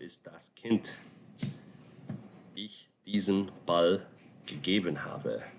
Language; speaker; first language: German; non-native, fluent; English